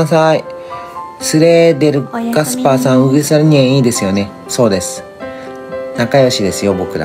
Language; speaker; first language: Japanese; native; Japanese